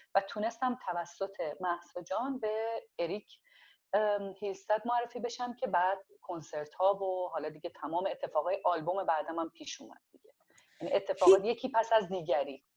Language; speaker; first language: Persian; non-native, local second language; Azerbaijani